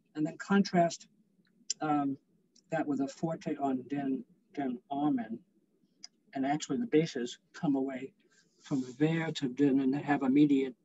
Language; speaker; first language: English; native; English